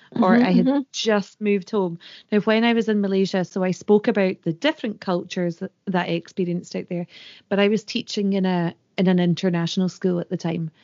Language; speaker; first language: English; native; English